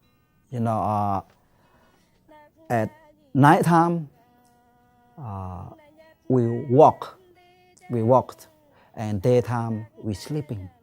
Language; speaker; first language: English; non-native, learner; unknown